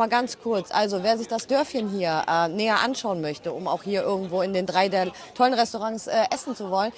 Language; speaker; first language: German; native; German